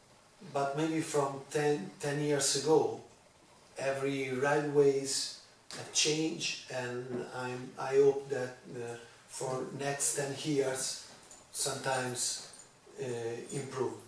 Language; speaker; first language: English; non-native, learner; Italian